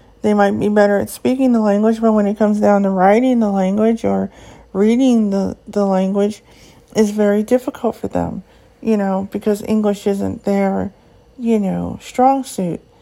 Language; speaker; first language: English; native; English